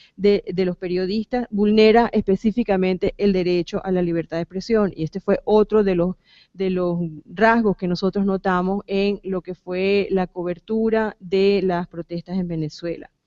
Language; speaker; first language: Spanish; native; Spanish